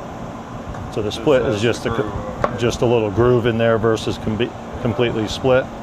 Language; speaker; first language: English; native; English